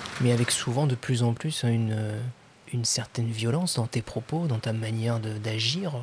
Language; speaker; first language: French; native; French